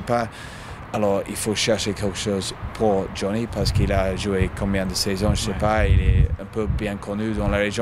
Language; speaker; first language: French; non-native, fluent; English